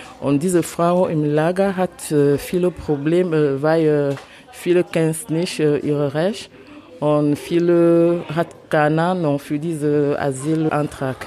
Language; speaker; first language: German; non-native, learner; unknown